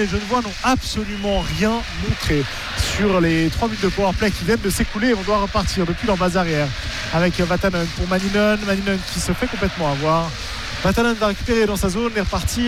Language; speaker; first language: French; native; French